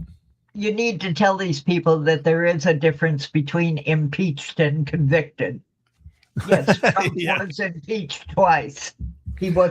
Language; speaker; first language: English; native; English